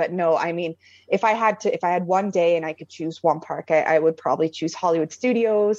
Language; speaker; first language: English; native; English